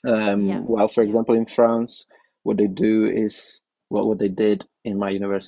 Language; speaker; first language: English; non-native, fluent; Italian